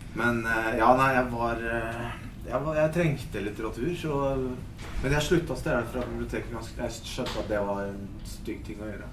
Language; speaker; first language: Norwegian; early bilingual, other home language; Spanish